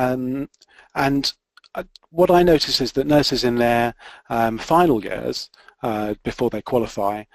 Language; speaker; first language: English; native; English